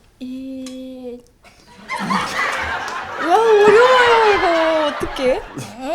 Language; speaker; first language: Korean; non-native, learner; Japanese